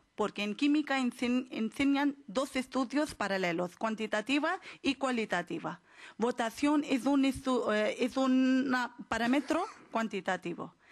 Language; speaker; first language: Spanish; non-native, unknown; Urdu